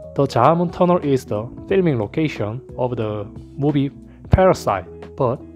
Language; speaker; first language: English; non-native, learner; Korean